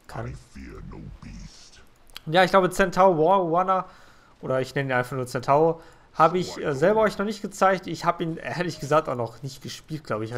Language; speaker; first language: German; native; German